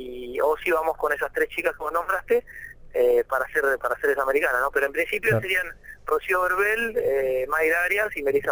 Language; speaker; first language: Spanish; native; Spanish